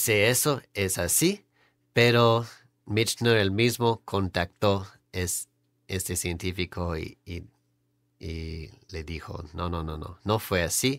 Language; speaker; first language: Spanish; non-native, fluent; English